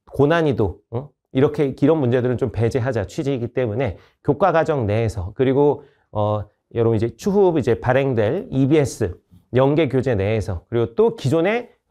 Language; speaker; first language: Korean; native; Korean